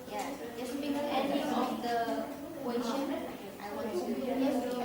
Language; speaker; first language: English; non-native, fluent; Indonesian